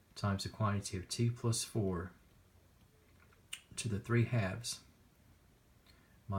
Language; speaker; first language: English; native; English